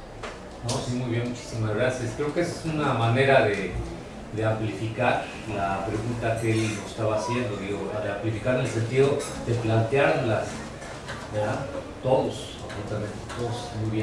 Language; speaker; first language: Spanish; native; Spanish